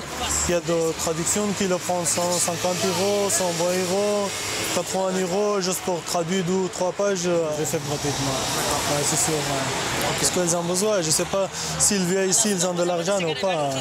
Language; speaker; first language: French; non-native, learner; Persian